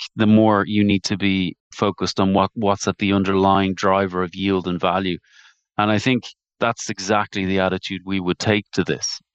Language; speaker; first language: English; native; English